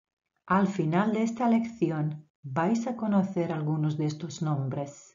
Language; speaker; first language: Spanish; non-native, fluent; Croatian